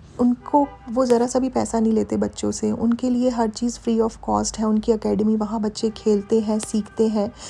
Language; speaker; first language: Hindi; native; Hindi